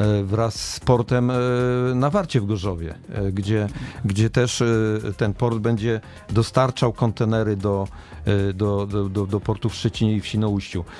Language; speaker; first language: Polish; native; Polish